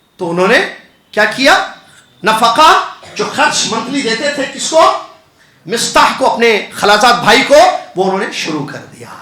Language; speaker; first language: Urdu; native; Urdu